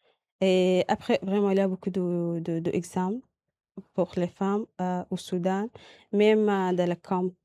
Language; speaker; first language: French; non-native, learner; Arabic